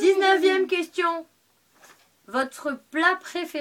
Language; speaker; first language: French; native; French